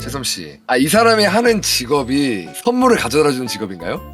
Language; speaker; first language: Korean; native; Korean